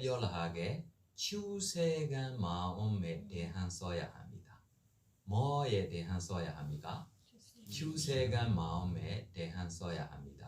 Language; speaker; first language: Korean; non-native, learner; Burmese